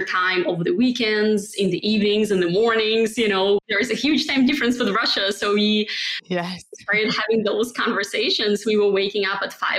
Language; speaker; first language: English; non-native, fluent; Russian